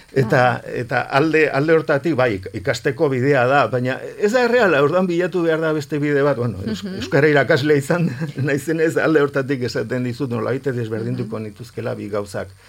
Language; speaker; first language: Basque; non-native, local second language; Spanish